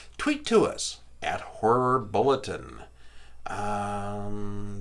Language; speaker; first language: English; native; English